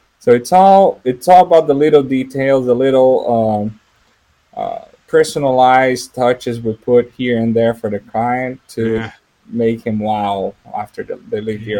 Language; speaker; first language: English; non-native, fluent; Portuguese